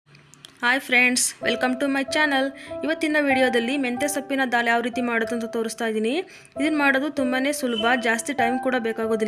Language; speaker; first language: Kannada; native; Kannada